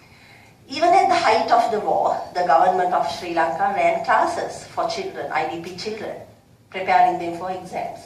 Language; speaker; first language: English; non-native, local second language; Sinhala